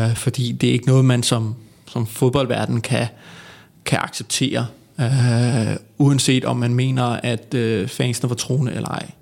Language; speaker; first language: Danish; native; Danish